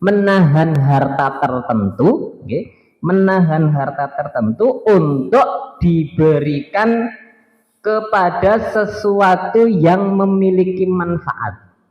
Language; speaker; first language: Indonesian; native; Indonesian